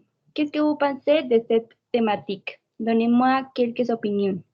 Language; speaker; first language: French; non-native, fluent; Spanish